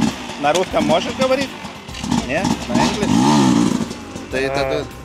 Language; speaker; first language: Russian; non-native, local second language; Lithuanian